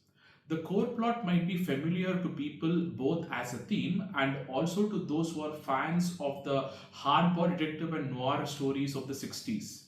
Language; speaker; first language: English; non-native, local second language; Tamil